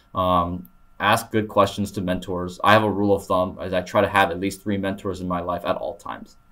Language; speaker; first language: English; early bilingual, other home language; Korean